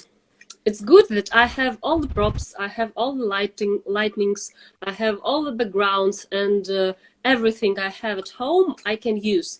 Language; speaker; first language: English; non-native, fluent; Russian